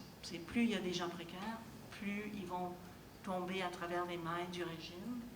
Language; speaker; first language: French; native; French